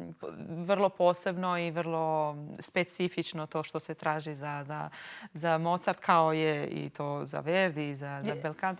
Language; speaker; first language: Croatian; non-native, local second language; Albanian